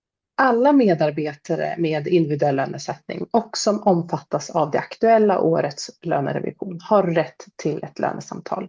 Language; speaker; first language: Swedish; native; Swedish